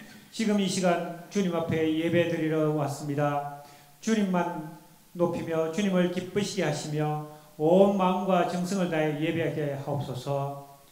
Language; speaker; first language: Korean; native; Korean